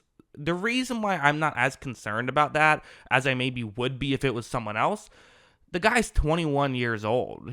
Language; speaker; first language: English; native; English